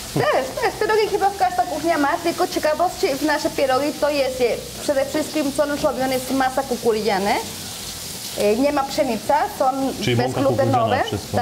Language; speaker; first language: Polish; non-native, learner; Spanish